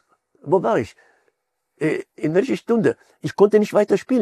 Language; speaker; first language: German; non-native, fluent; Hebrew